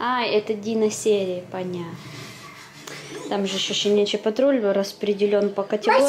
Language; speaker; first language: Russian; native; Russian